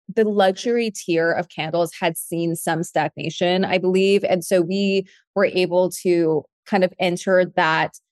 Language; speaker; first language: English; native; English